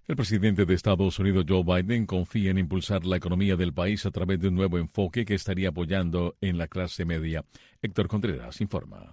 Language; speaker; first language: Spanish; native; Spanish